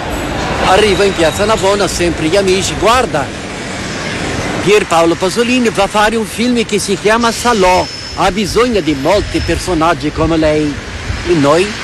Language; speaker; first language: Italian; non-native, fluent; Portuguese